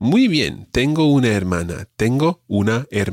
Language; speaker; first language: Spanish; non-native, fluent; English